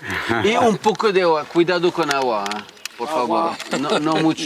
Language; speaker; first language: Spanish; non-native, learner; French